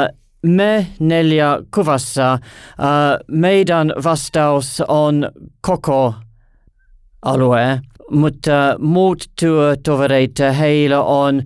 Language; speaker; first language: Finnish; non-native, learner; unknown